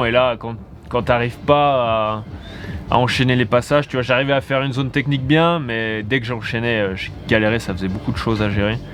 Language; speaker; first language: French; native; French